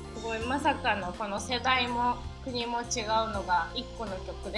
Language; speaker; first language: Japanese; native; Japanese